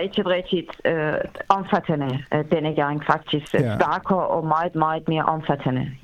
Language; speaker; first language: Danish; non-native, fluent; Persian